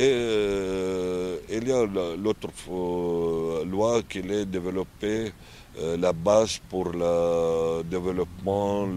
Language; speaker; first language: French; non-native, learner; Arabic